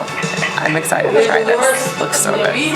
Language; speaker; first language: English; native; English